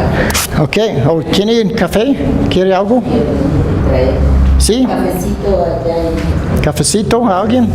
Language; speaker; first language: Spanish; non-native, fluent; Dutch